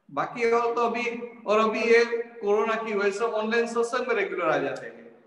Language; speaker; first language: Hindi; non-native, local second language; Gujarati